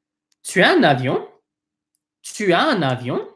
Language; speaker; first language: French; non-native, fluent; English